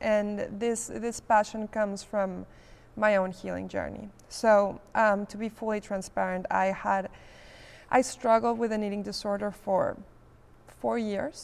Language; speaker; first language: English; non-native, fluent; Spanish